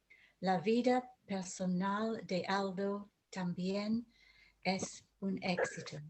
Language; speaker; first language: Spanish; non-native, learner; English